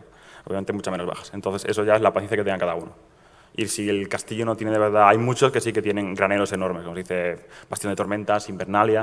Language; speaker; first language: Spanish; native; Spanish